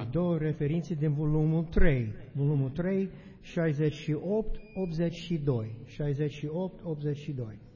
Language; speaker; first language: Romanian; non-native, learner; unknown